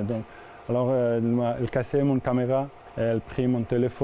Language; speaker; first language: French; non-native, learner; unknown